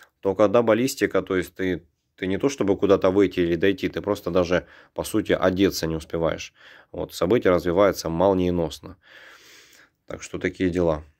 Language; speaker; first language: Russian; native; Russian